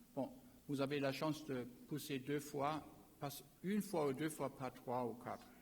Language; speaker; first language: French; non-native, learner; German